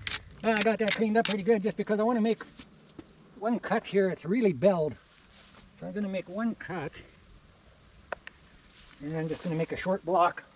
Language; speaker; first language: English; native; English